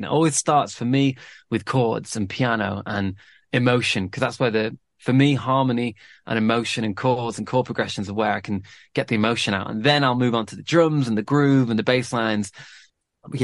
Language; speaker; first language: English; native; English